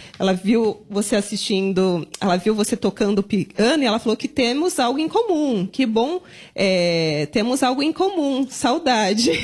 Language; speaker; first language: Portuguese; native; Portuguese